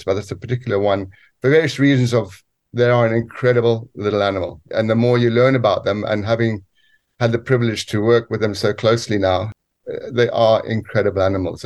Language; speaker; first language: English; native; English